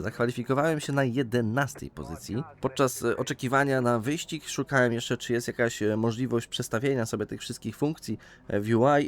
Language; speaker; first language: Polish; native; Polish